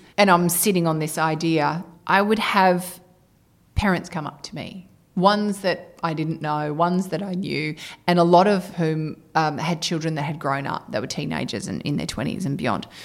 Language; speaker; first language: English; native; English